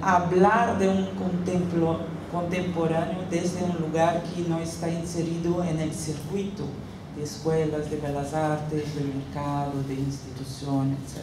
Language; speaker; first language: Spanish; non-native, fluent; Portuguese